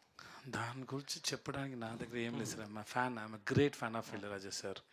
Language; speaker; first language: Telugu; non-native, learner; Tamil